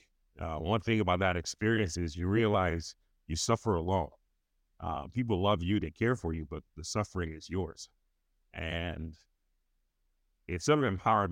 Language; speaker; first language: English; non-native, local second language; Yoruba